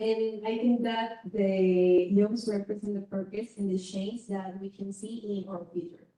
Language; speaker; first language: English; non-native, learner; Spanish